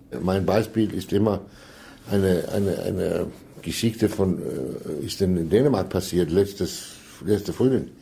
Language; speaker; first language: German; non-native, fluent; Danish